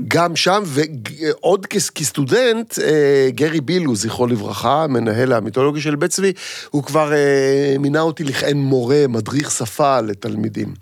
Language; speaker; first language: Hebrew; native; Hebrew